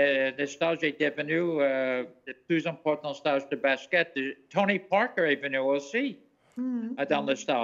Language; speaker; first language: French; non-native, fluent; English